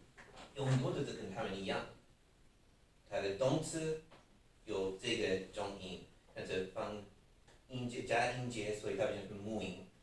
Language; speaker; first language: Chinese; non-native, learner; English